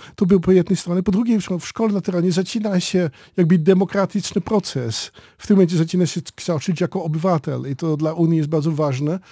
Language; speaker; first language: Polish; non-native, learner; Dutch